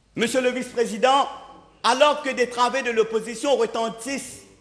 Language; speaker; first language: French; non-native, local second language; Morisyen